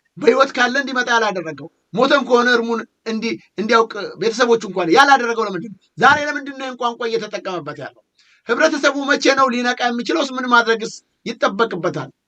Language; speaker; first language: Amharic; native; Amharic